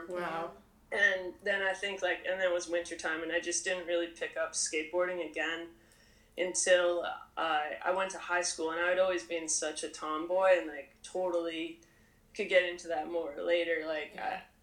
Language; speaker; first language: English; native; English